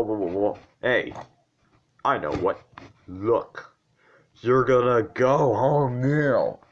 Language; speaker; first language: English; native; English